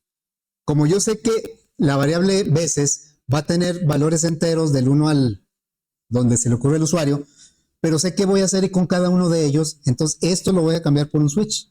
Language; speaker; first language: Spanish; native; Spanish